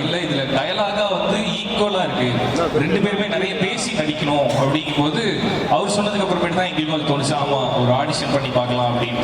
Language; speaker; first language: Tamil; native; Tamil